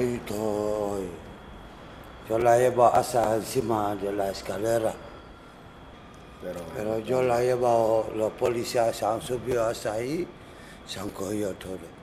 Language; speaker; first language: Spanish; non-native, learner; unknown